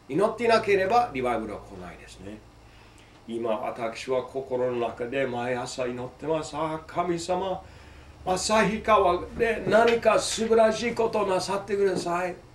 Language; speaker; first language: Japanese; non-native, fluent; English